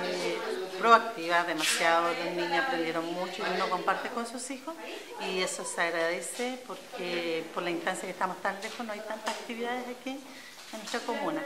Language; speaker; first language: Spanish; native; Spanish